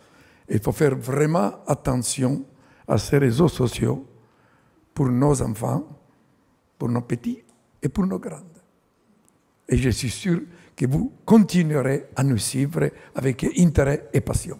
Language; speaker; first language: French; non-native, fluent; Italian